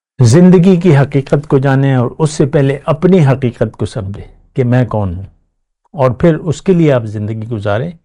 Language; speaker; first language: Urdu; non-native, local second language; Pashto